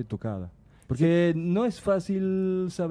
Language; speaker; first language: Spanish; non-native, learner; French